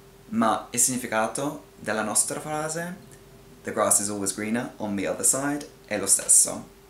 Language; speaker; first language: Italian; non-native, fluent; English